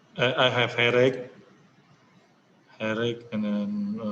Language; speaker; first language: English; non-native, learner; Indonesian